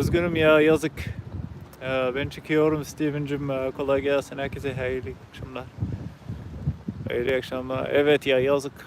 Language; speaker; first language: Turkish; non-native, learner; English